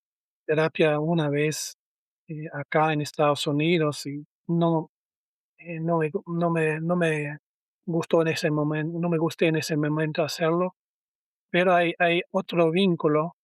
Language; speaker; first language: Spanish; non-native, learner; German